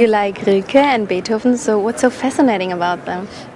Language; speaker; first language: English; non-native, fluent; German